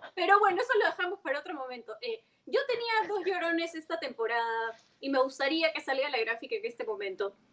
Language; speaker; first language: Spanish; native; Spanish